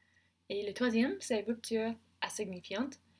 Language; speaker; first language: French; non-native, learner; English